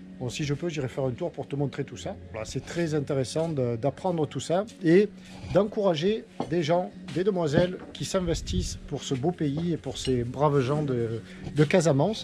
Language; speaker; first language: French; native; French